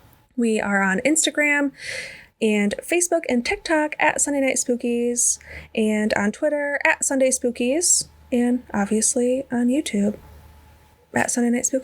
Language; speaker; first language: English; native; English